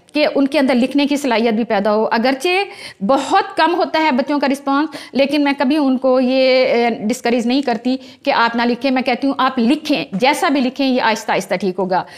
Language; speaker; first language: Urdu; non-native, local second language; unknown